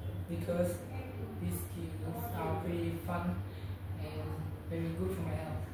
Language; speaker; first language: English; non-native, learner; Vietnamese